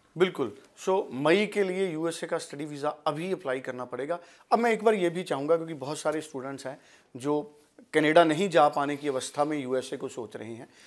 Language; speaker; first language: Hindi; non-native, local second language; Punjabi